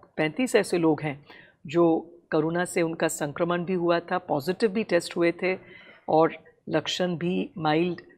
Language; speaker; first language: Hindi; non-native, local second language; Tamil